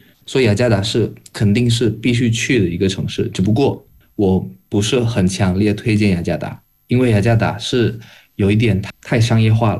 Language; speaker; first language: Chinese; non-native, fluent; Indonesian